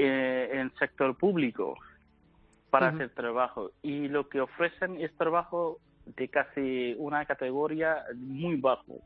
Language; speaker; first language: Spanish; non-native, learner; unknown